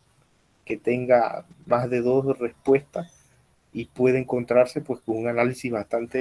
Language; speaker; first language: Spanish; native; Spanish